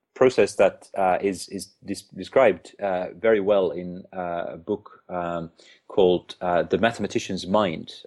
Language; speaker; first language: English; non-native, fluent; Finnish